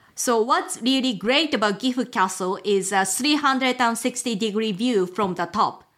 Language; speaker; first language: English; non-native, fluent; Japanese